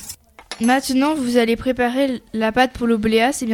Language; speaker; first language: French; native; French